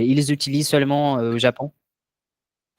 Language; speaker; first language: French; non-native, learner; Portuguese